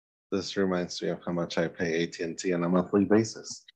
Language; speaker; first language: English; native; English